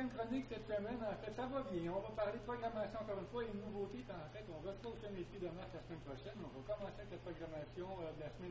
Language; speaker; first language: French; native; French